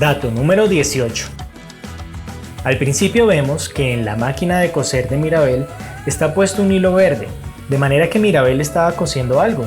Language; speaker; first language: Spanish; native; Spanish